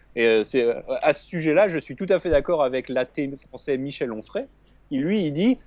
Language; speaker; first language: French; native; French